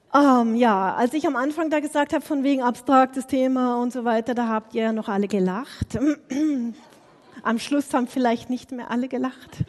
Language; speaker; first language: German; native; German